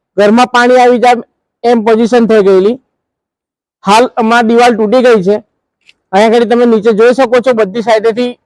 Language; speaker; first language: Gujarati; native; Gujarati